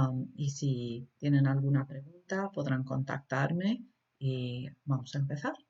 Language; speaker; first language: Spanish; early bilingual, heritage; Spanish